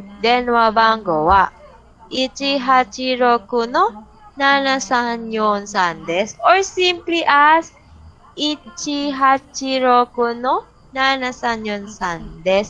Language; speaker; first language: Japanese; non-native, fluent; Filipino